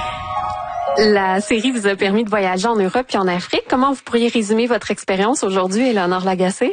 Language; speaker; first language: French; native; French